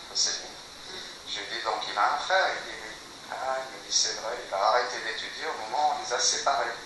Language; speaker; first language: French; non-native, local second language; Kabyle